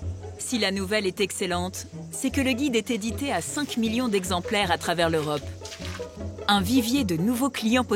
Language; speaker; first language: French; native; French